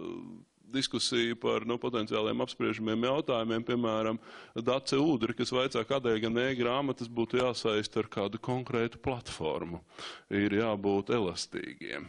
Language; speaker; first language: Latvian; native; Latvian